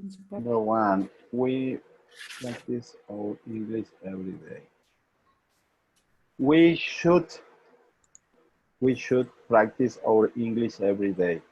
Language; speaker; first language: English; non-native, learner; Spanish